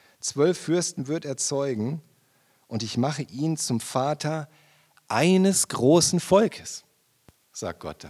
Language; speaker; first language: German; native; German